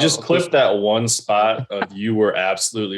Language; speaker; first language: English; native; English